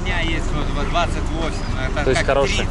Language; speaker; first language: Russian; non-native, local second language; Lithuanian